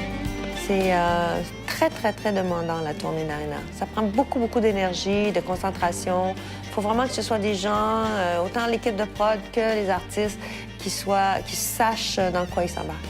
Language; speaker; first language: French; native; French